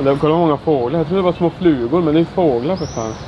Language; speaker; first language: Swedish; native; Swedish